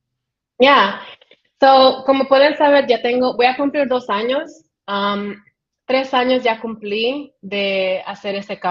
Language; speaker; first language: Spanish; early bilingual, heritage; Spanish